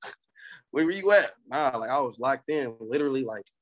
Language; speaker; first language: English; native; English